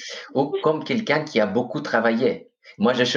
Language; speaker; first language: French; non-native, fluent; Greek